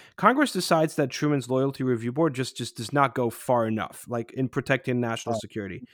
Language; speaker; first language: English; non-native, fluent; Polish